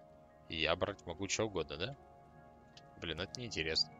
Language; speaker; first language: Russian; native; Russian